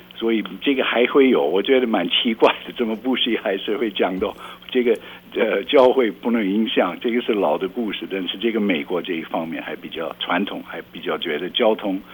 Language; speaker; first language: Chinese; non-native, fluent; Dutch